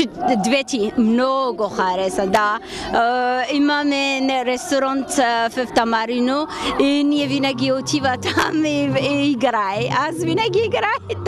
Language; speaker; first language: Bulgarian; non-native, learner; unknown